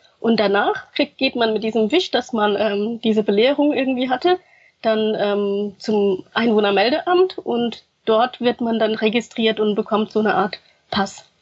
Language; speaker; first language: German; early bilingual, other home language; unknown